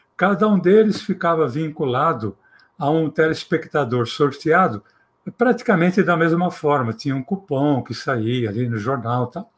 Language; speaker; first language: Portuguese; native; Portuguese